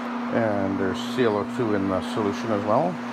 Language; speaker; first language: English; native; English